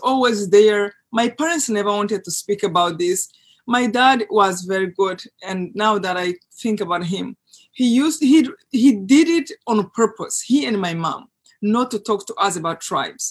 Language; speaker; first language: English; non-native, local second language; Kinyarwanda